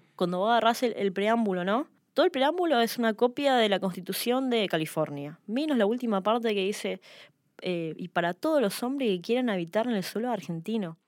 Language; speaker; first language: Spanish; early bilingual, other home language; Lao